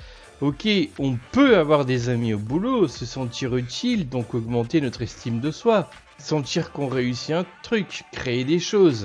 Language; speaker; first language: French; native; French